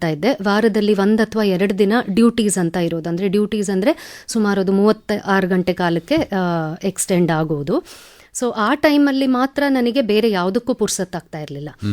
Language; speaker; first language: Kannada; non-native, local second language; Tamil